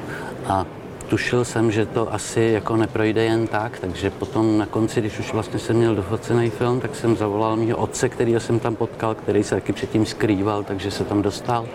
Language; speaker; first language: Czech; native; Czech